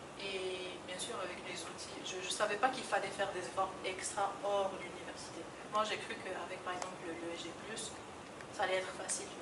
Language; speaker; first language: French; non-native, local second language; Arabic